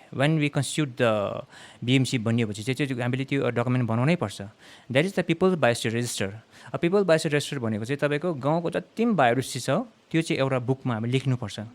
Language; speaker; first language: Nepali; non-native, local second language; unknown